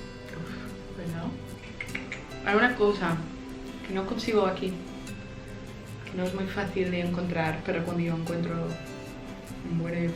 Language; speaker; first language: Spanish; non-native, fluent; English